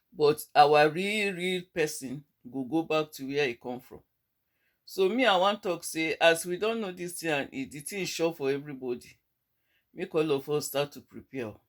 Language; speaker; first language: Nigerian Pidgin; non-native, local second language; Yoruba